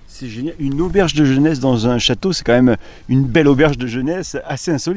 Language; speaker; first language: French; native; French